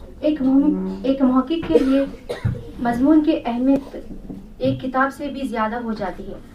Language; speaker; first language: Urdu; non-native, local second language; Telugu